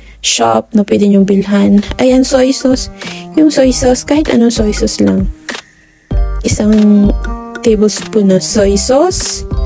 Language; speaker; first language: Filipino; native; Filipino